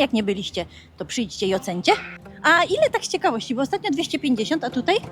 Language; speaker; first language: Polish; native; Polish